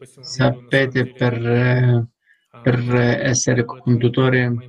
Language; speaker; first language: Italian; non-native, learner; Russian